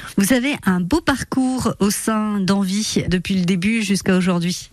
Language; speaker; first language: French; native; French